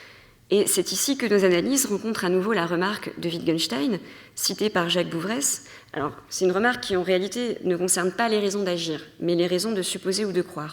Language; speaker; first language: French; native; French